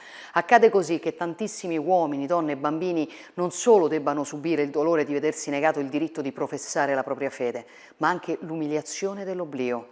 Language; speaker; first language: Italian; native; Italian